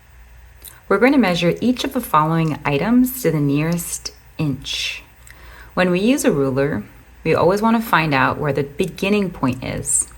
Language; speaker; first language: English; native; English